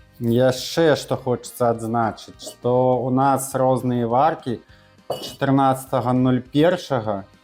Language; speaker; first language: Belarusian; non-native, local second language; Russian